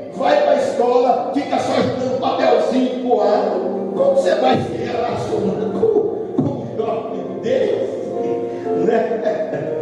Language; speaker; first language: Portuguese; native; Portuguese